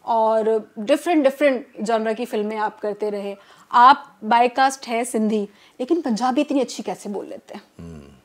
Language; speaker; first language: Urdu; native; Urdu